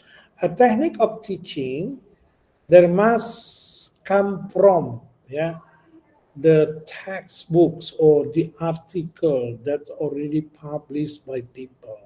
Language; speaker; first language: English; non-native, local second language; Indonesian